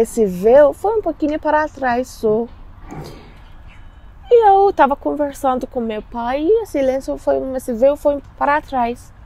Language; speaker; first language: Portuguese; non-native, learner; Persian